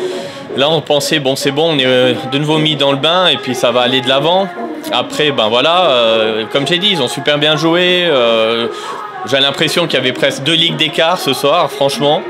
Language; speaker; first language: French; native; French